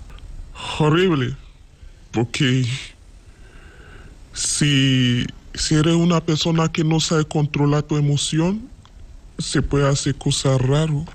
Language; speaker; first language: Spanish; non-native, learner; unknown